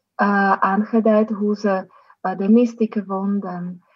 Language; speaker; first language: Dutch; non-native, fluent; Slovak